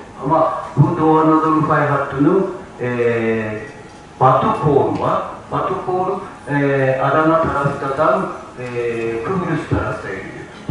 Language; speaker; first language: Turkish; non-native, learner; Japanese